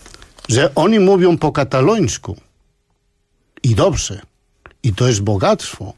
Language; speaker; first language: Polish; non-native, fluent; Spanish